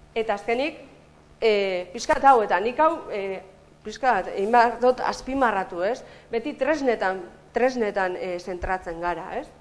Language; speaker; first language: Basque; native; Basque